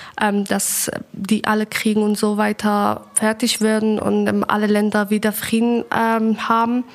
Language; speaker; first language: German; non-native, fluent; Persian